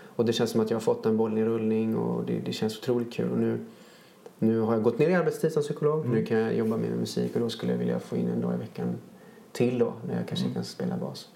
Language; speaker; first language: Swedish; native; Swedish